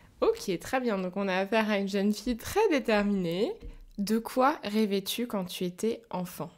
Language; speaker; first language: French; native; French